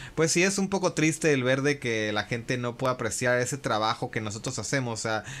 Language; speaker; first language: Spanish; early bilingual, heritage; Spanish